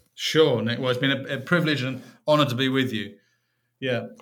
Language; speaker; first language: English; native; English